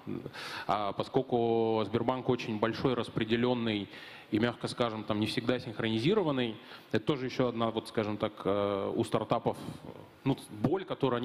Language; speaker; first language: Russian; native; Russian